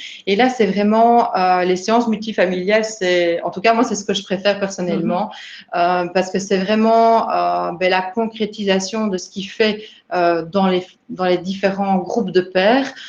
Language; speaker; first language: French; native; French